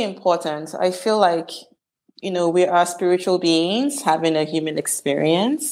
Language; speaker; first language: English; non-native, local second language; Igbo